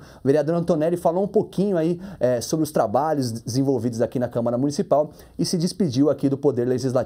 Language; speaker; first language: Portuguese; native; Portuguese